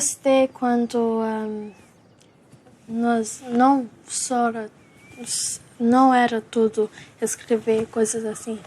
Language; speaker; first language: Portuguese; early bilingual, heritage; Portuguese